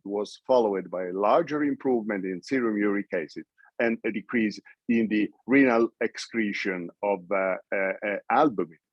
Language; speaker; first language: English; non-native, fluent; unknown